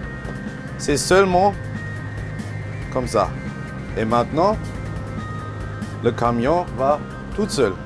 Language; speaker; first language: French; non-native, learner; German